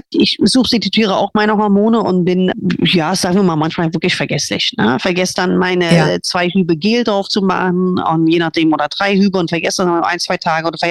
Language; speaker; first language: German; non-native, fluent; English